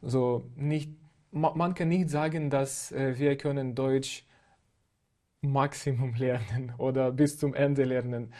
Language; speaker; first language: German; non-native, fluent; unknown